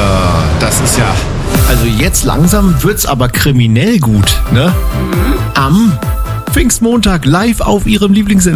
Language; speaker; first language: German; native; German